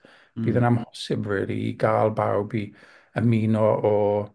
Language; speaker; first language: Welsh; non-native, local second language; English